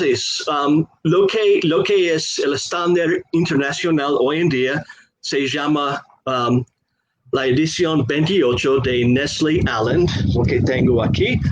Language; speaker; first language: Spanish; non-native, fluent; English